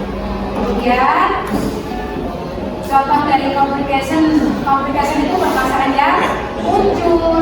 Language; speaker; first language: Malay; non-native, local second language; Javanese